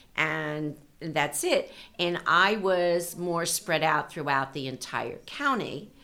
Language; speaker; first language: English; native; English